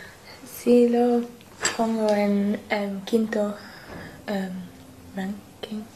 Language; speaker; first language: Spanish; non-native, learner; English